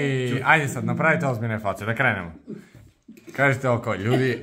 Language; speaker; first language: Serbian; native; Serbian